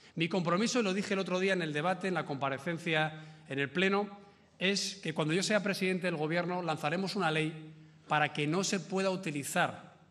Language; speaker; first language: Spanish; native; Spanish